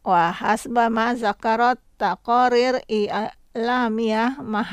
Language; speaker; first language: Arabic; non-native, fluent; Indonesian